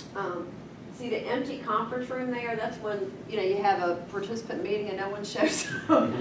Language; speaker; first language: English; native; English